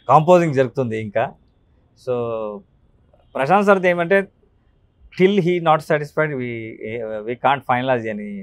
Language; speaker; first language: Telugu; non-native, local second language; Kannada